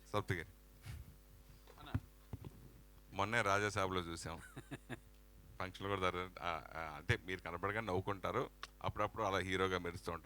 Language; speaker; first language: Telugu; native; Telugu